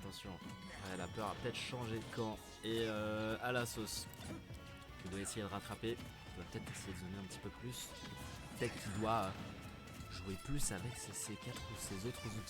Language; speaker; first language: French; native; French